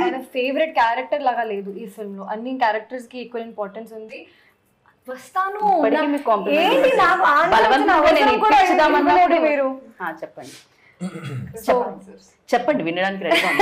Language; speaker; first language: Telugu; non-native, fluent; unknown